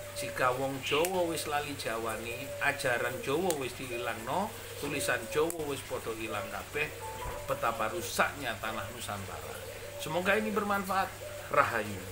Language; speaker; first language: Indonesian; non-native, local second language; Javanese